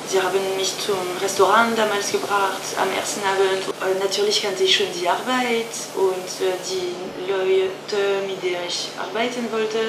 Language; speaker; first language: German; non-native, fluent; French